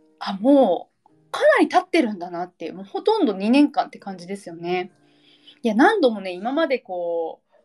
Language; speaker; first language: Japanese; native; Japanese